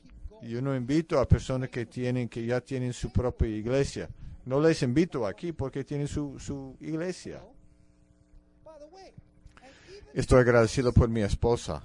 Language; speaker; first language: Spanish; non-native, fluent; English